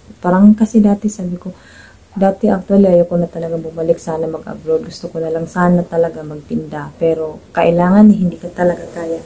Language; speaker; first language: Filipino; native; Filipino